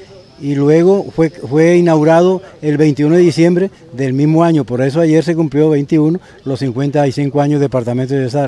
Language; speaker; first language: Spanish; native; Spanish